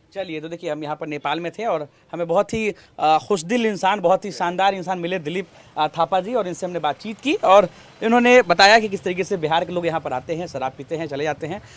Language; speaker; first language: Hindi; native; Hindi